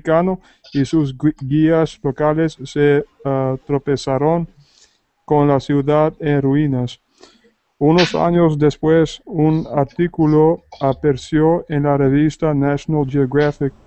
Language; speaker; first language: Spanish; non-native, learner; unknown